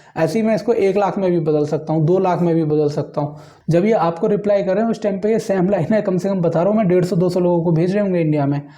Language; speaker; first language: Hindi; native; Hindi